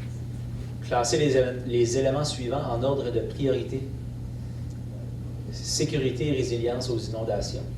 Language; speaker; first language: French; native; French